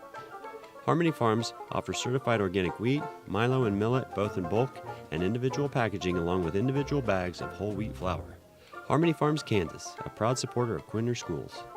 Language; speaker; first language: English; native; English